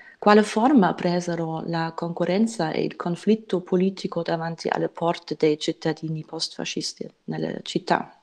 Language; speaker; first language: Italian; non-native, fluent; German